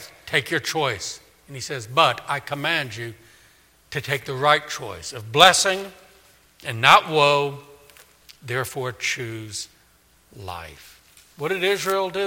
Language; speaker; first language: English; native; English